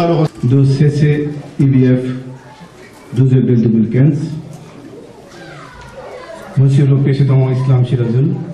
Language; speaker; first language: French; non-native, learner; Bangla